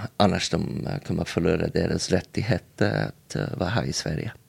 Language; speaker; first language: Swedish; non-native, learner; English